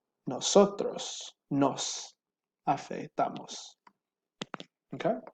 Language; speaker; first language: Spanish; non-native, fluent; English